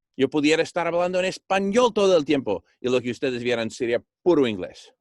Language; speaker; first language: Spanish; early bilingual, other home language; English